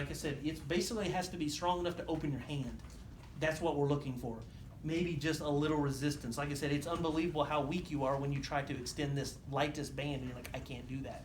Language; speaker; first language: English; native; English